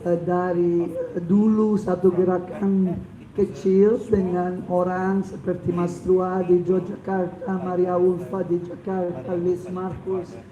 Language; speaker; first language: Indonesian; non-native, fluent; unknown